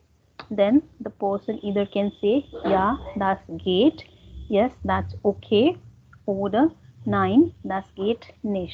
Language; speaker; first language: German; non-native, fluent; Hindi